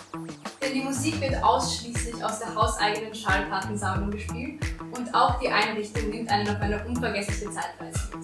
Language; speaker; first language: German; native; German